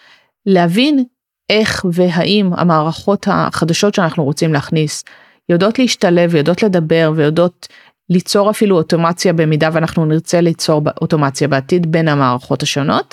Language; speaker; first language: Hebrew; native; Hebrew